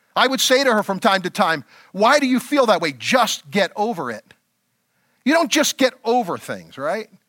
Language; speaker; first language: English; native; English